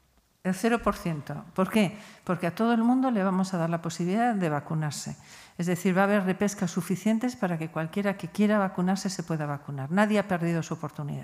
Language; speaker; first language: Spanish; native; Spanish